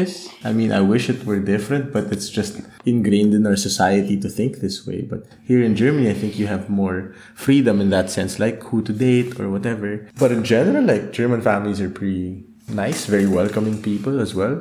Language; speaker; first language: English; non-native, local second language; Filipino